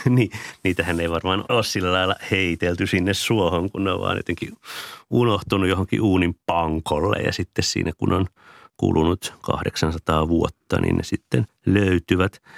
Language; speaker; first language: Finnish; native; Finnish